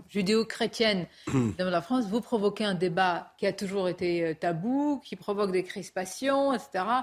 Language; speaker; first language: French; native; French